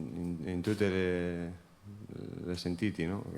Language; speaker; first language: Italian; non-native, learner; Spanish